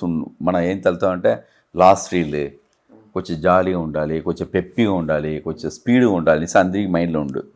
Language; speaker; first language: Telugu; non-native, learner; Tamil